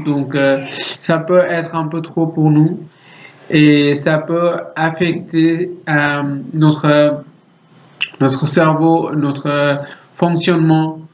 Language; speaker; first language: French; non-native, learner; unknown